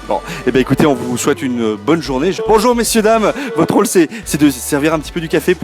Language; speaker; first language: French; native; French